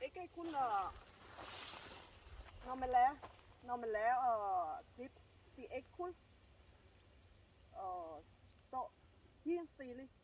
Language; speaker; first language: Danish; non-native, learner; Thai